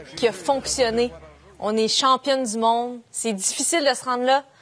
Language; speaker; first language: French; native; French